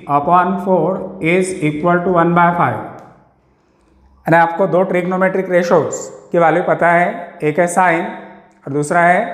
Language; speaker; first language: Hindi; non-native, local second language; Marathi